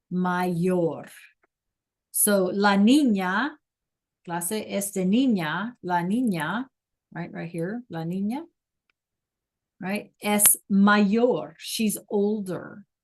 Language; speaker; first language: Spanish; non-native, learner; English